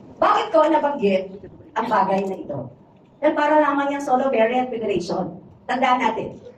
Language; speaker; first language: Filipino; native; Filipino